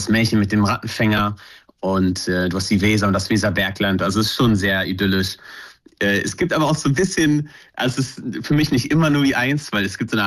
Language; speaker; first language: German; native; German